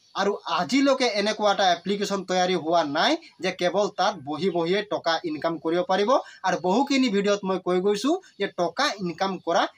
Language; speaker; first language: Assamese; non-native, local second language; Sadri